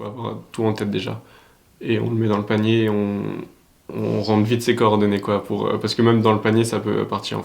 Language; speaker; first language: French; native; French